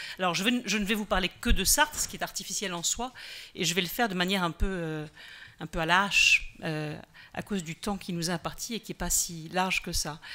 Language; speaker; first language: French; native; French